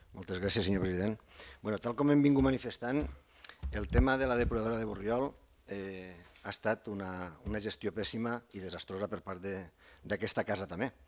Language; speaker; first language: Catalan; native; Catalan